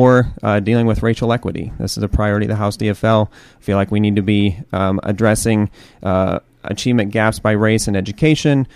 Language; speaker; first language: English; native; English